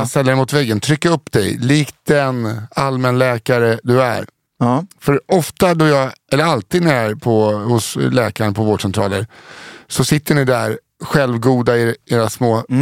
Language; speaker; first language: Swedish; native; Swedish